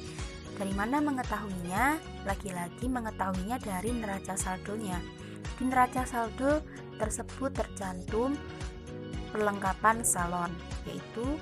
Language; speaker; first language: Indonesian; native; Indonesian